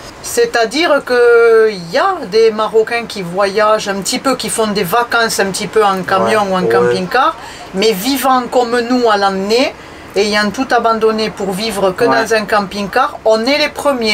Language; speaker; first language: French; native; French